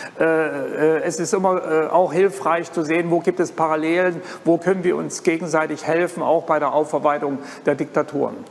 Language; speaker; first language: German; native; German